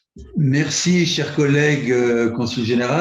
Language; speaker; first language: French; native; French